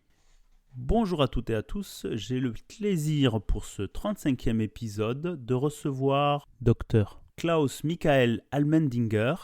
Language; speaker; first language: French; native; French